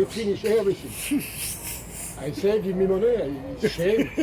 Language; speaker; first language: English; non-native, learner; French